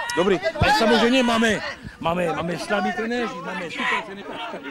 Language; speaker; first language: Czech; non-native, fluent; French